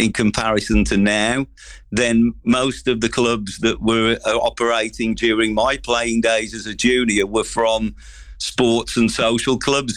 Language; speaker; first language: English; native; English